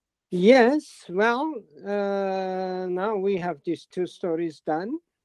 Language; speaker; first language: English; non-native, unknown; Japanese